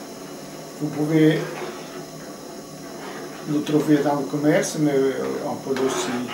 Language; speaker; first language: French; non-native, fluent; Portuguese